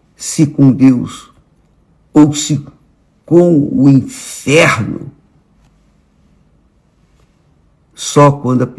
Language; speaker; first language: Portuguese; native; Portuguese